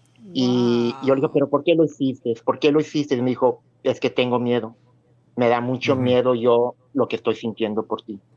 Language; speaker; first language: Spanish; early bilingual, heritage; Spanish